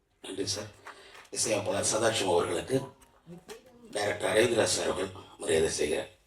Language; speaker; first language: Tamil; native; Tamil